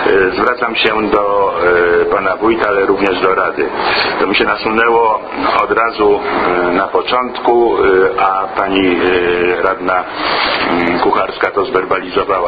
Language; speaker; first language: Polish; native; Polish